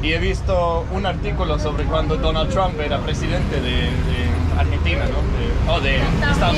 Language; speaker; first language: Spanish; non-native, learner; English